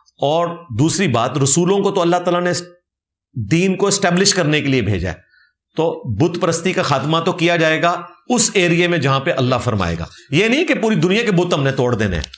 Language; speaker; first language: Urdu; non-native, local second language; Punjabi